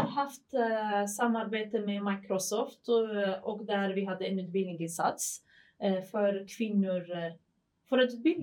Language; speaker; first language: Swedish; non-native, fluent; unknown